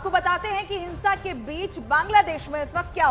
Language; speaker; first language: Hindi; native; Hindi